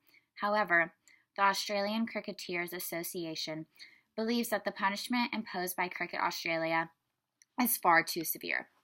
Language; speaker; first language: English; native; English